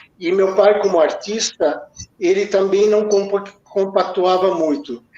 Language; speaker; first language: Portuguese; early bilingual, other home language; German